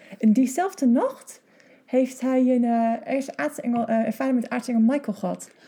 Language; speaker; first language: Dutch; non-native, fluent; English